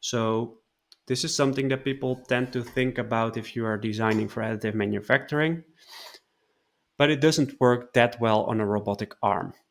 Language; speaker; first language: English; non-native, fluent; Dutch